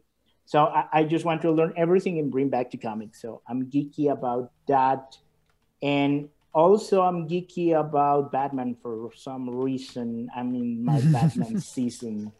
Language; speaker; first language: English; non-native, learner; Spanish